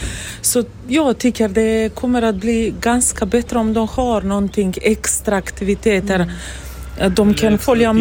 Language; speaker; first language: Swedish; non-native, fluent; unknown